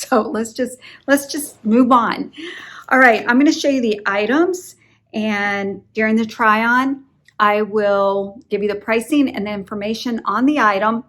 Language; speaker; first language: English; native; English